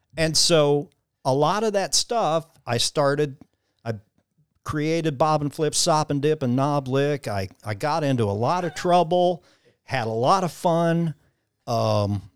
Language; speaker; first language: English; native; English